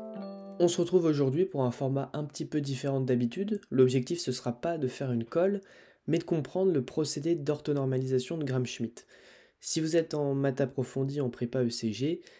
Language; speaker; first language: French; native; French